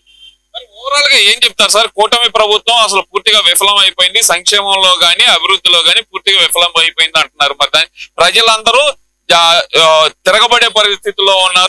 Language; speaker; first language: Telugu; native; Telugu